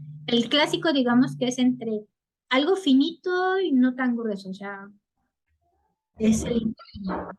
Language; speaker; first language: Spanish; native; Spanish